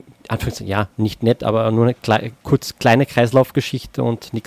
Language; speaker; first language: German; native; German